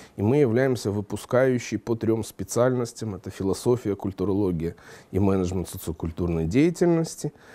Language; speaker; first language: Russian; native; Russian